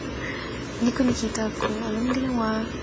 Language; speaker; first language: Filipino; early bilingual, heritage; English